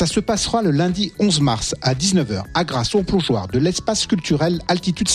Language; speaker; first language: French; native; French